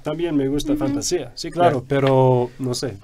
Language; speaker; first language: Spanish; non-native, fluent; English